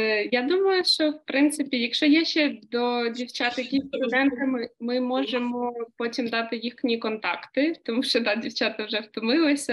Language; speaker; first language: Ukrainian; native; Ukrainian